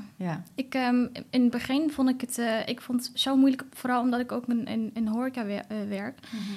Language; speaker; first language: Dutch; early bilingual, other home language; Arabic